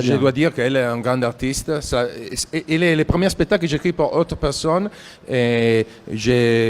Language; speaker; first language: French; non-native, fluent; Italian